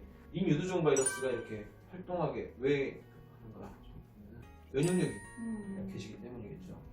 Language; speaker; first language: Korean; native; Korean